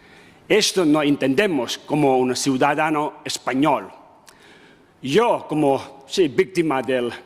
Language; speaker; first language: Spanish; non-native, learner; Tibetan